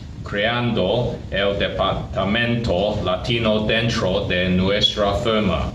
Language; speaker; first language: Spanish; non-native, learner; Cantonese